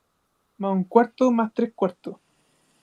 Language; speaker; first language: Spanish; native; Spanish